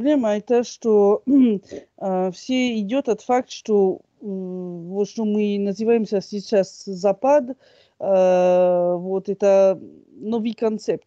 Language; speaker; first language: Russian; non-native, fluent; French